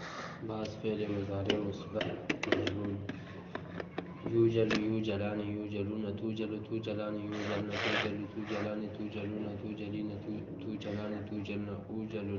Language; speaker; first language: Arabic; non-native, learner; Urdu